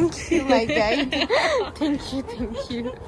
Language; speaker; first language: English; non-native, learner; French